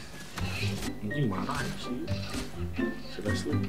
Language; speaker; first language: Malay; non-native, local second language; Sundanese